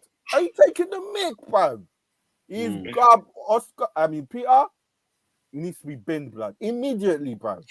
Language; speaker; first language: English; native; English